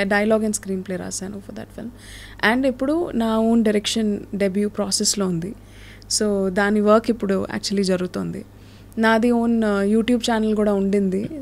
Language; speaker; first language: Telugu; native; Telugu